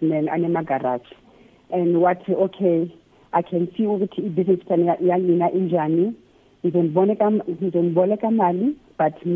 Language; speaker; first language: English; non-native, local second language; Tswana